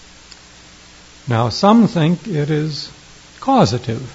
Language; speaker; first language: English; native; English